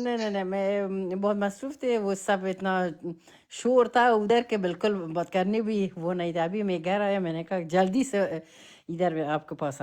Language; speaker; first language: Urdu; non-native, fluent; Persian